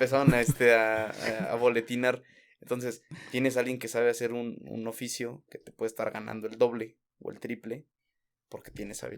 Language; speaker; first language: Spanish; native; Spanish